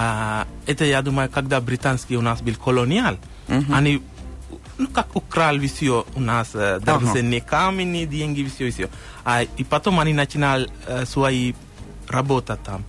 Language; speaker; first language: Russian; non-native, learner; Sinhala